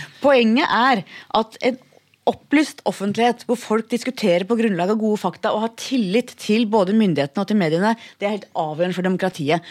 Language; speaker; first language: Norwegian; native; Norwegian